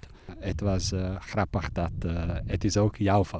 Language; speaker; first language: Dutch; non-native, fluent; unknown